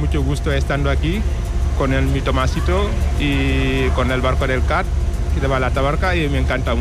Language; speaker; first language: Spanish; non-native, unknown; Wolof